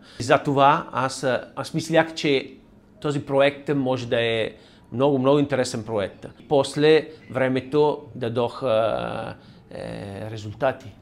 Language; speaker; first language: Bulgarian; non-native, learner; Italian